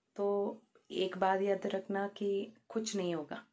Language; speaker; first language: Hindi; non-native, local second language; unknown